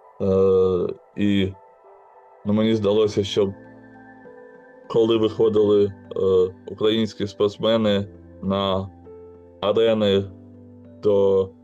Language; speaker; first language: Ukrainian; non-native, local second language; Russian